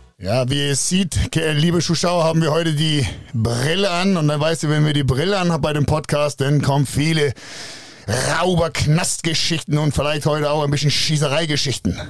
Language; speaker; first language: German; non-native, fluent; Danish